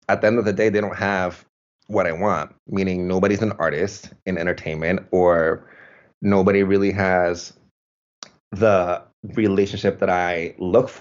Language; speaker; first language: English; early bilingual, other home language; Spanish